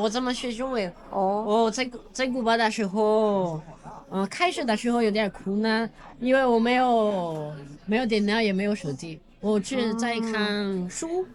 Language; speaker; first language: Chinese; non-native, learner; Spanish